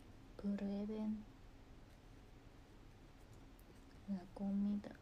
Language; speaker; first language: Spanish; non-native, learner; Japanese